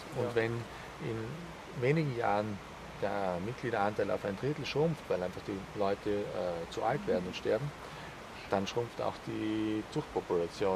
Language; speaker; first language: German; native; German